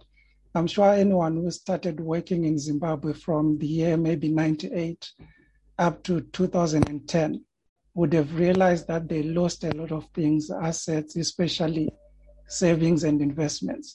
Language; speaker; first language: English; non-native, local second language; Shona